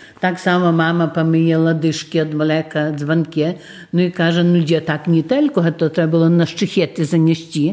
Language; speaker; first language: Polish; non-native, local second language; Belarusian